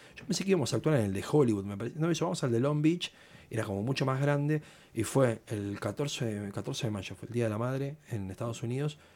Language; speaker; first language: Spanish; native; Spanish